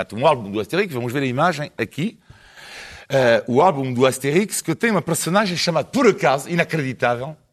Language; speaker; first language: Portuguese; non-native, fluent; French